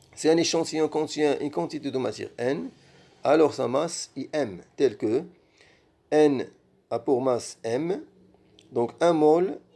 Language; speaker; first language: French; non-native, local second language; Arabic